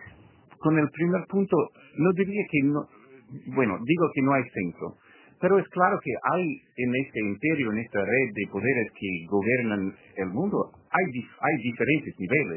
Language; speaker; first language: Spanish; non-native, fluent; English